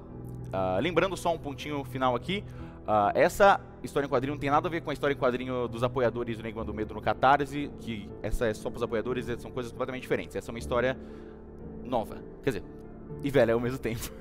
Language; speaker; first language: Portuguese; native; Portuguese